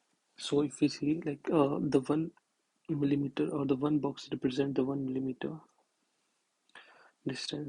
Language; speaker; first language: English; non-native, local second language; Hindi